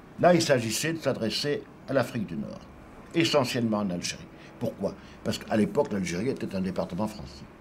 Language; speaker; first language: French; native; French